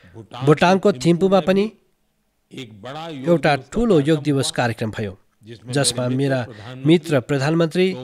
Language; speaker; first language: Nepali; native; Nepali